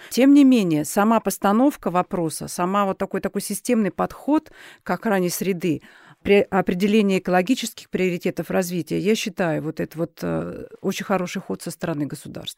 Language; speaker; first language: Russian; native; Russian